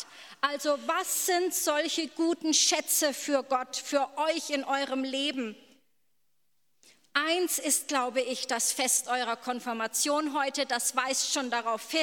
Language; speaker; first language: German; native; German